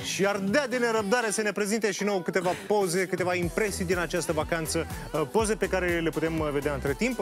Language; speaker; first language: Romanian; native; Romanian